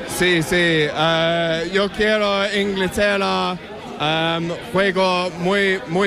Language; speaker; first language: Spanish; non-native, learner; English